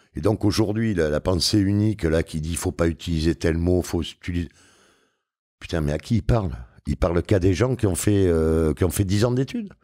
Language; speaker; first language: French; native; French